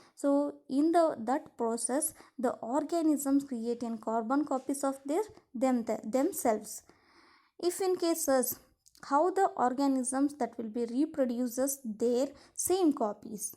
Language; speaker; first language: English; non-native, local second language; Kannada